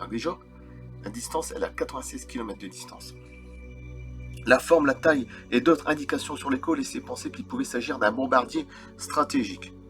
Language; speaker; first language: French; native; French